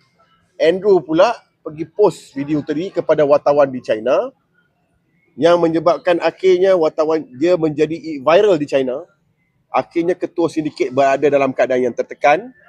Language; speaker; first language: Malay; native; Malay